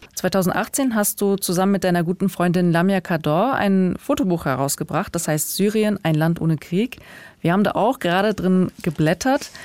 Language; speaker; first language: German; native; German